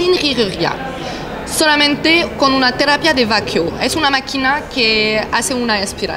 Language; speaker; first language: Spanish; non-native, learner; French